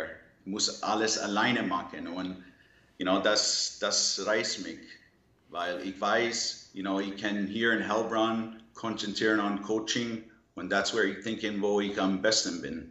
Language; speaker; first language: German; non-native, learner; English